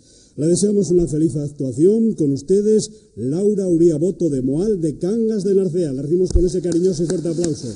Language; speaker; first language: Spanish; native; Spanish